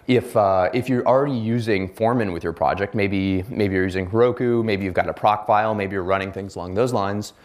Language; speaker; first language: English; native; English